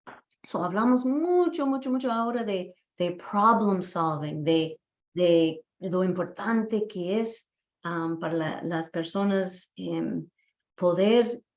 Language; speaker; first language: Spanish; non-native, fluent; English